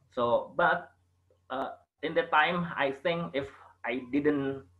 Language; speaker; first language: English; non-native, learner; Indonesian